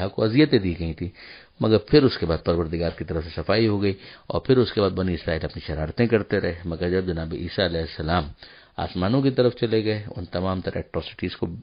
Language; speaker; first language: Urdu; native; Urdu